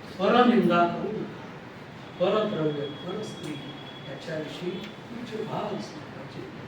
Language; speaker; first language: Marathi; non-native, local second language; Kannada